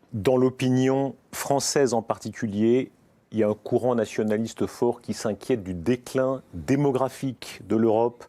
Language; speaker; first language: French; native; French